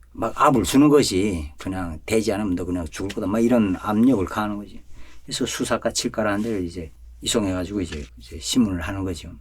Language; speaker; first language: Korean; native; Korean